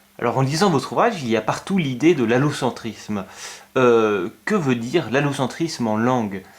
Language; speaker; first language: French; native; French